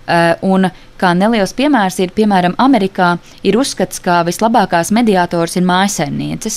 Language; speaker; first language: Latvian; native; Latvian